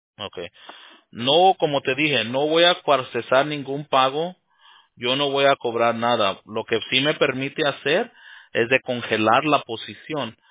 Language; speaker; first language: Spanish; early bilingual, heritage; Spanish